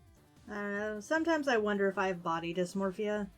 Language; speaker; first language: English; native; English